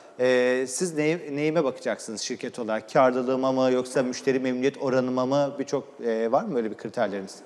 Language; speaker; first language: Turkish; native; Turkish